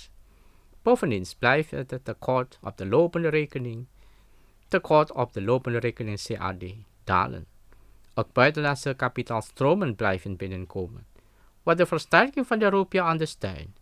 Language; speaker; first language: Dutch; non-native, fluent; Indonesian